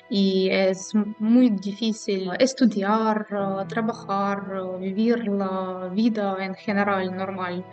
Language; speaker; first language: Spanish; non-native, fluent; Ukrainian